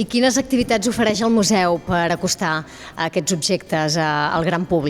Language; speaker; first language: Catalan; native; Catalan